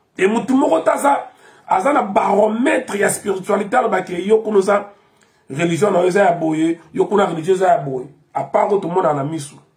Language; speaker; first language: Lingala; non-native, local second language; Kongo